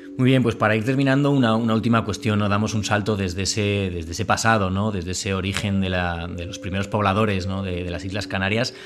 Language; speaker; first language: Spanish; native; Spanish